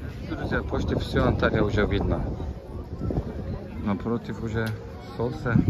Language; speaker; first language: Russian; non-native, learner; Turkish